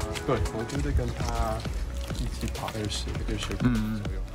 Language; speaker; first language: Chinese; non-native, fluent; English